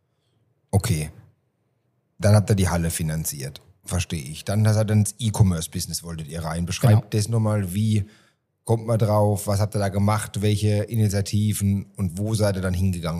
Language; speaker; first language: German; native; German